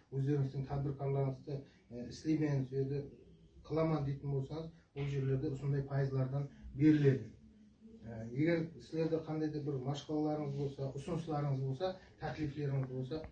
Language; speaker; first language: Uzbek; non-native, local second language; Kara-Kalpak